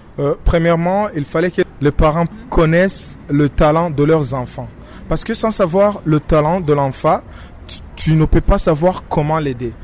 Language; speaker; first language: French; non-native, local second language; Rundi